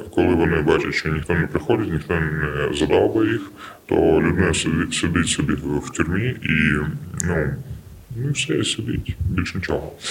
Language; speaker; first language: Ukrainian; non-native, local second language; Russian